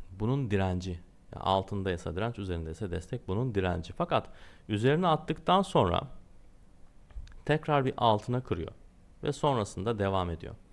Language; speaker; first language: Turkish; native; Turkish